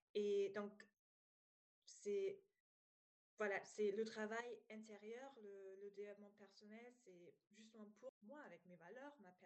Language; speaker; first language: French; non-native, fluent; German